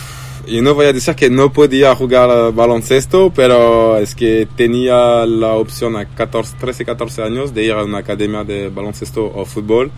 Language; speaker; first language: Spanish; non-native, learner; French